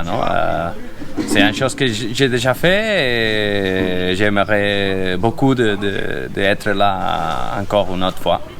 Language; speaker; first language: French; non-native, fluent; Spanish